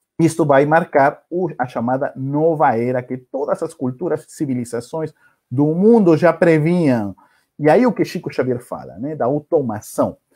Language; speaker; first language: Portuguese; non-native, fluent; Spanish